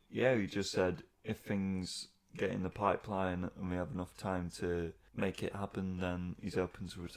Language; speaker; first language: English; native; English